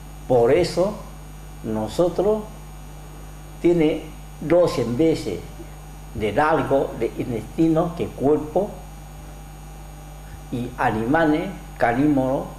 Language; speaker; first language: Spanish; non-native, learner; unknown